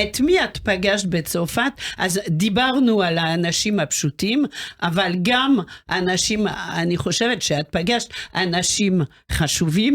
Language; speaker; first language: Hebrew; non-native, fluent; French